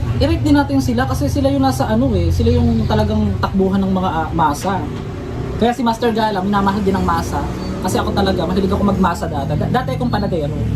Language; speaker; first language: Filipino; native; Filipino